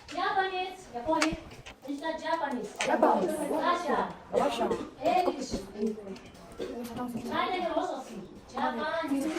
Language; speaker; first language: English; non-native, learner; Mongolian